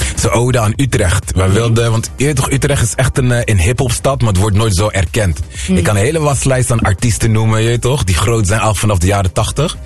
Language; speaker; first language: Dutch; non-native, local second language; Papiamento